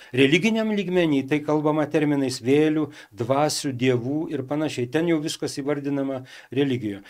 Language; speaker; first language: Lithuanian; native; Lithuanian